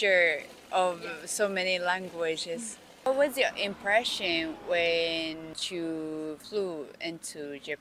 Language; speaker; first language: English; non-native, fluent; Japanese